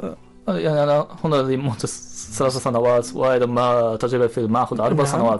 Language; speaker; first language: Arabic; non-native, learner; Japanese